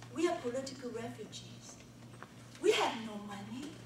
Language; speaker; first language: English; non-native, fluent; Chinese